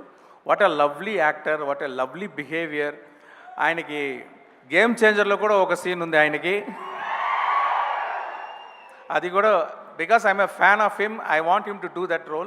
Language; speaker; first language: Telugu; non-native, local second language; Tamil